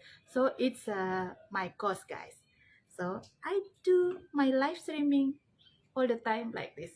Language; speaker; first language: English; non-native, learner; Indonesian